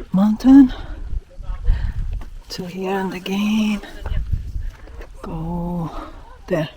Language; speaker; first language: English; non-native, learner; Kurdish